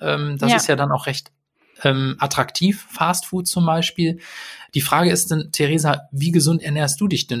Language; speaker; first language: German; native; German